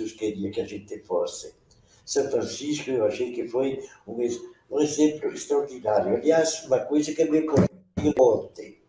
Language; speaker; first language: Portuguese; non-native, local second language; Venetian